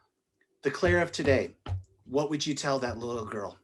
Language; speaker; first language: English; native; English